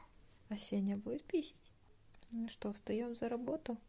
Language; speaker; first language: Russian; native; Russian